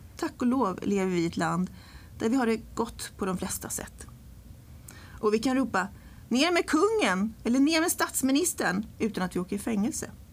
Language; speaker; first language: Swedish; early bilingual, other home language; English